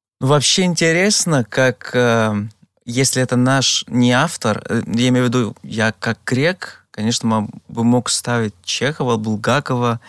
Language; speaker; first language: Russian; non-native, fluent; Greek